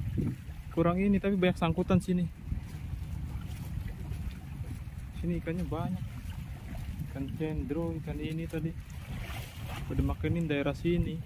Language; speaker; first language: Indonesian; non-native, local second language; Sundanese